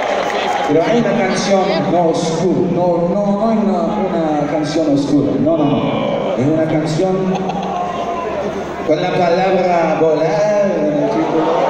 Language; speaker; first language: Spanish; non-native, fluent; German